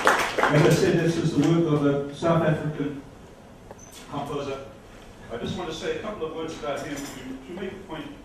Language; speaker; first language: English; non-native, fluent; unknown